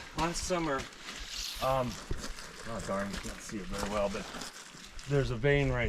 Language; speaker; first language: English; native; English